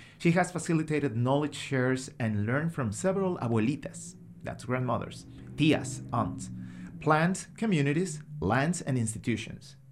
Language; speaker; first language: English; non-native, fluent; Spanish